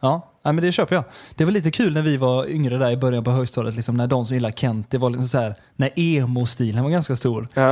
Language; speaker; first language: Swedish; native; Swedish